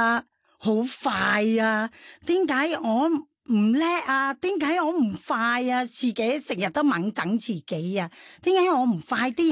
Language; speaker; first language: Cantonese; non-native, fluent; Thai